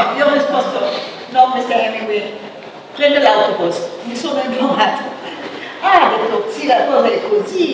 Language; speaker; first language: Italian; non-native, fluent; German